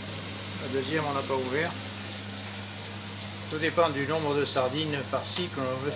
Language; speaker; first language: French; native; French